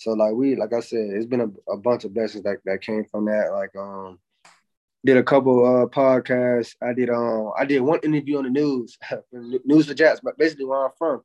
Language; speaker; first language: English; native; English